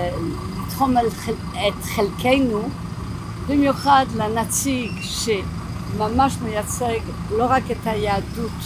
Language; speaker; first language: Hebrew; non-native, fluent; French